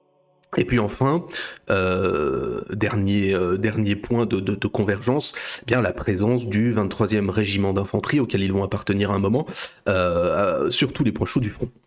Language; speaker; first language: French; native; French